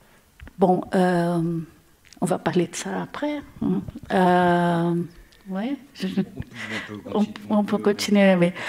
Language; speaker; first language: French; non-native, learner; Portuguese